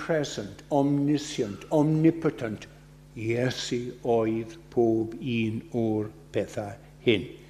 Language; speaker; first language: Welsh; non-native, fluent; English